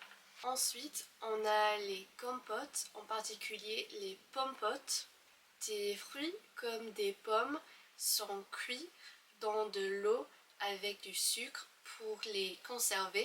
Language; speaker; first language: French; non-native, fluent; English